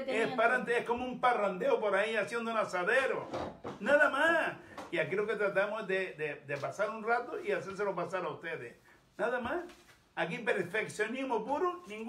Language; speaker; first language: Spanish; native; Spanish